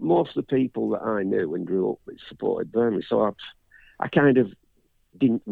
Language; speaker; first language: English; native; English